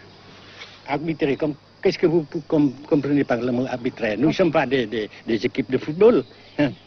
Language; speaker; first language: French; non-native, fluent; Vietnamese